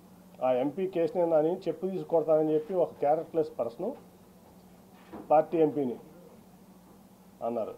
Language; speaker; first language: Telugu; native; Telugu